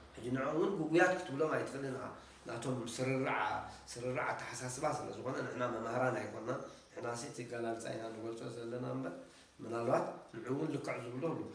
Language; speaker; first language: Tigrinya; native; Tigrinya